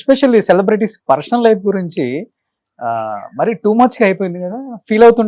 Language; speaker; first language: Telugu; native; Telugu